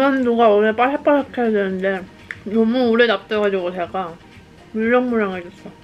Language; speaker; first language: Korean; native; Korean